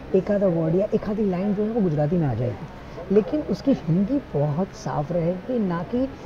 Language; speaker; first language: Hindi; non-native, local second language; Gujarati